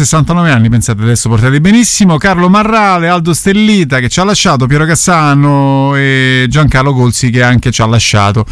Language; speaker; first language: Italian; native; Italian